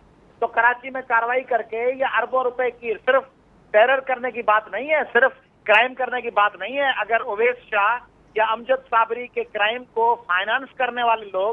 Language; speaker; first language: Urdu; native; Urdu